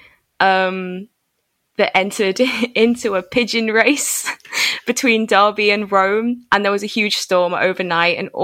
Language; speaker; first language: English; native; English